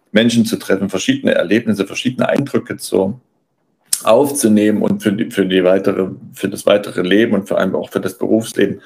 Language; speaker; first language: German; native; German